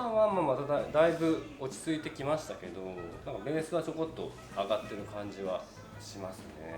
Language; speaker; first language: Japanese; native; Japanese